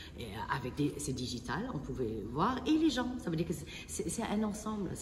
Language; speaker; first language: French; non-native, fluent; Vietnamese